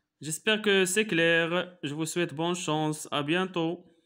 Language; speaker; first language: French; non-native, local second language; Arabic